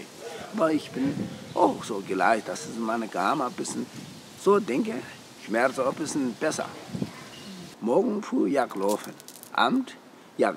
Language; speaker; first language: German; non-native, learner; Tibetan